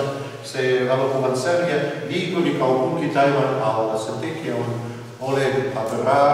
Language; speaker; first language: Finnish; non-native, learner; Russian